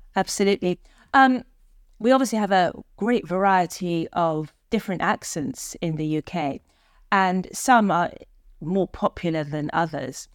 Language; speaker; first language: English; native; English